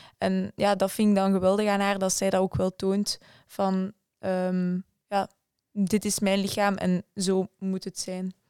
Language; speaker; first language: Dutch; native; Dutch